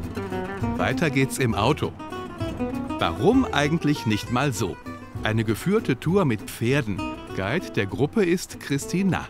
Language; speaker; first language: German; native; German